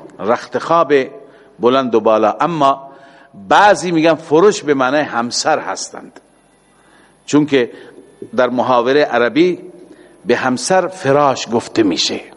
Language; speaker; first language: Persian; native; Persian